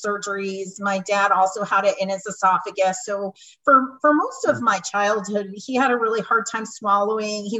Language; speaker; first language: English; native; English